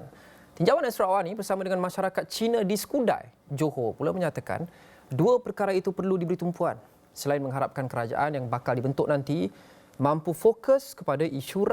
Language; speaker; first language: Malay; native; Malay